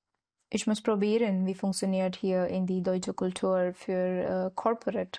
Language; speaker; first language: German; non-native, learner; Marathi